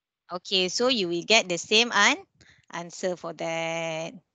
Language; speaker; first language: English; non-native, local second language; Malay